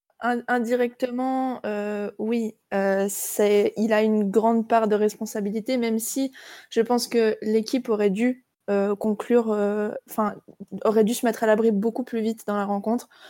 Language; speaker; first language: French; native; French